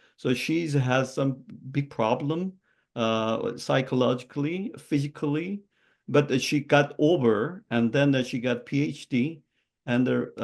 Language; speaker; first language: English; non-native, learner; Korean